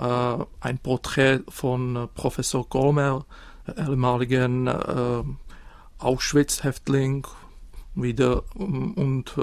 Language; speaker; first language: German; non-native, fluent; Czech